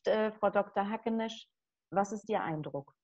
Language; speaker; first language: German; native; German